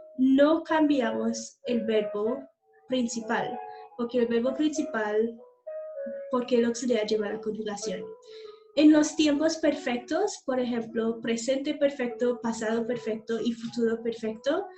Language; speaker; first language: Spanish; non-native, fluent; English